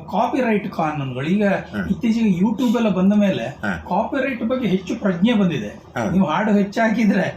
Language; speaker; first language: Kannada; native; Kannada